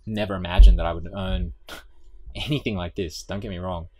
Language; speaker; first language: English; native; English